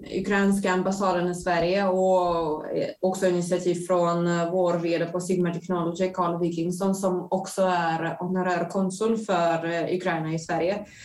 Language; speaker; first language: Swedish; non-native, fluent; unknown